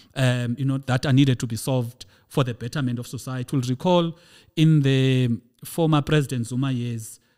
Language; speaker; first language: English; non-native, local second language; Xhosa